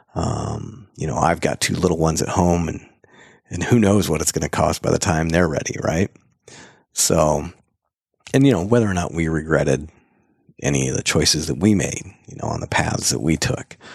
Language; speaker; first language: English; native; English